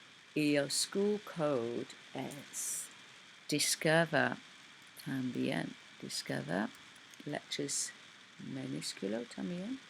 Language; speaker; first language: Spanish; non-native, learner; English